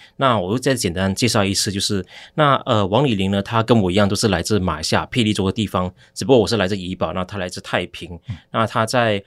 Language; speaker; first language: Chinese; native; Chinese